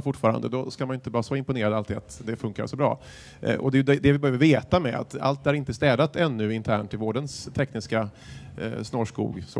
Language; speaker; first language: Swedish; native; Swedish